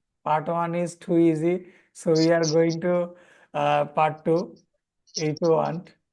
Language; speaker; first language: English; non-native, learner; Bangla